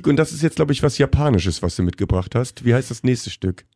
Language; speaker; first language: German; native; German